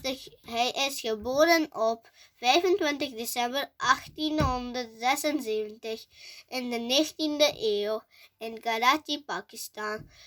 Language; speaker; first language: Dutch; early bilingual, other home language; Urdu